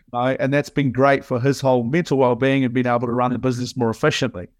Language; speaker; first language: English; native; English